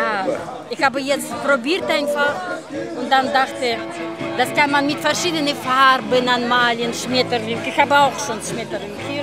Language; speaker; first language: German; non-native, learner; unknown